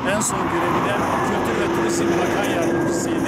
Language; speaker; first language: Turkish; native; Turkish